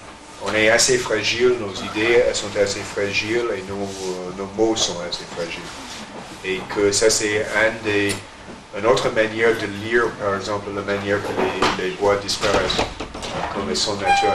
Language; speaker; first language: French; non-native, fluent; English